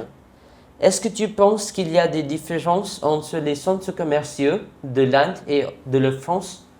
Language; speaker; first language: French; non-native, learner; Hindi